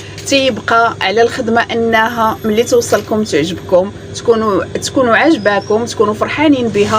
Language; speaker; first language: Arabic; native; Arabic